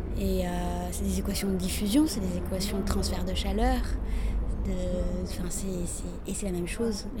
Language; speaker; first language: French; non-native, local second language; Arabic